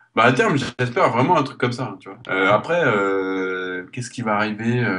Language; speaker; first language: French; native; French